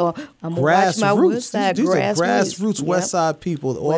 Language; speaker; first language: English; native; English